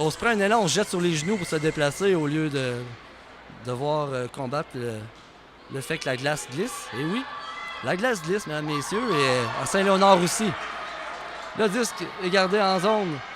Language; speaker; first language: French; native; French